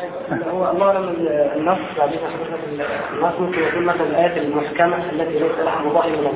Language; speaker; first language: Arabic; native; Arabic